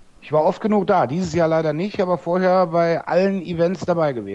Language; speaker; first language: German; native; German